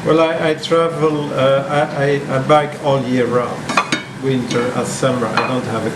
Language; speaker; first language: English; non-native, fluent; Swedish